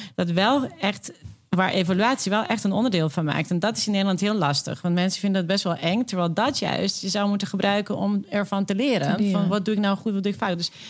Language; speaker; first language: Dutch; early bilingual, other home language; Serbian